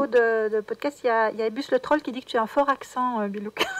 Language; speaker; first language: French; native; French